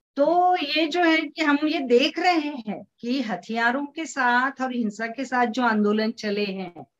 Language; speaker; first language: Hindi; non-native, local second language; Marathi